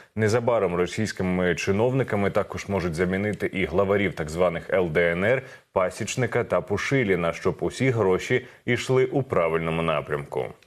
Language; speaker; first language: Ukrainian; native; Ukrainian